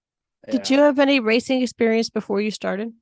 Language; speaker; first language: English; native; English